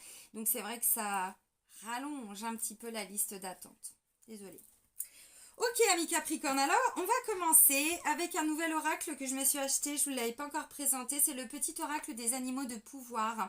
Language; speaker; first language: French; native; French